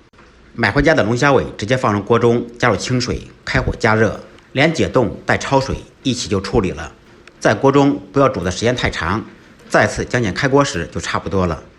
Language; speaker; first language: Chinese; native; Chinese